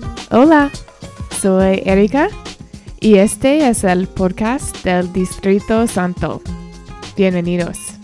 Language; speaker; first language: Spanish; non-native, learner; English